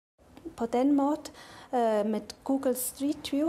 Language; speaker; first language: Danish; non-native, local second language; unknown